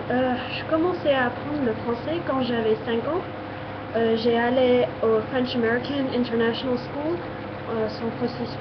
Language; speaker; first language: French; non-native, fluent; English